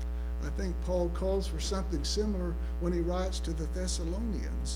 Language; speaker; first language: English; native; English